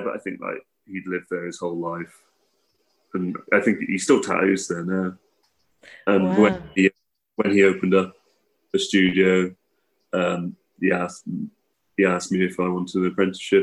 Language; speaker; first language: English; native; English